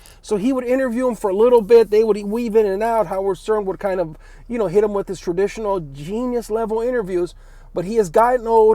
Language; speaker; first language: English; native; English